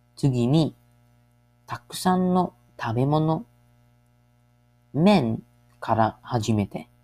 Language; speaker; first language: Japanese; non-native, learner; English